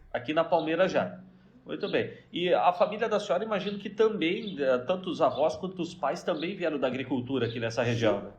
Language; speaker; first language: Portuguese; native; Portuguese